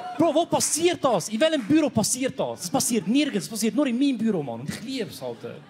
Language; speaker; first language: German; early bilingual, other home language; Croatian